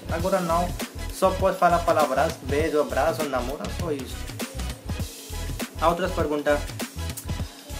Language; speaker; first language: Portuguese; non-native, learner; Hindi